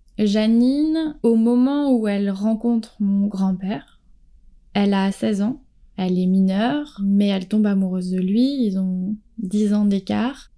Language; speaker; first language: French; native; French